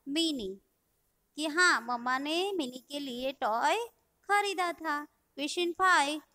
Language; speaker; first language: Hindi; non-native, local second language; Gujarati